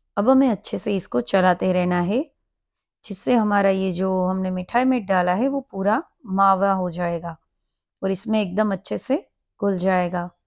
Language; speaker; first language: Hindi; non-native, local second language; Gujarati